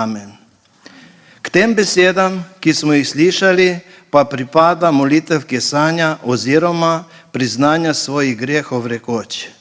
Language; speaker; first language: Slovenian; native; Slovenian